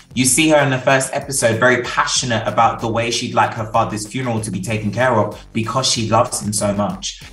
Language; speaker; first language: English; native; English